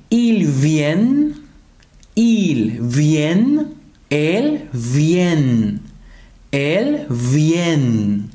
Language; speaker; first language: French; non-native, fluent; Spanish